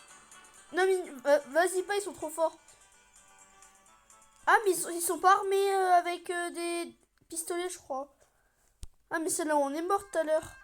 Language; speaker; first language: French; native; French